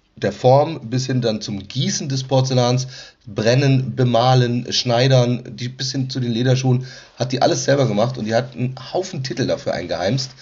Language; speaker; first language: German; native; German